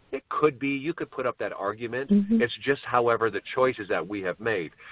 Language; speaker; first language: English; native; English